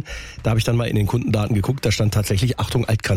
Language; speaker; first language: German; native; German